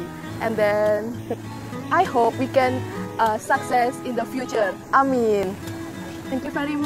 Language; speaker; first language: English; non-native, learner; Indonesian